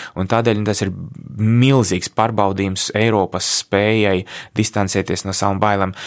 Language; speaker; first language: Latvian; non-native, local second language; Russian